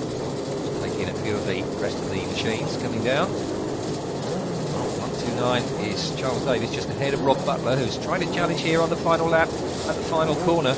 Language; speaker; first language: English; native; English